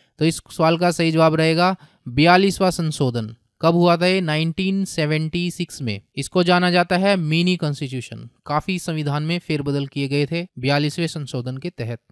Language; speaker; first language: Hindi; native; Hindi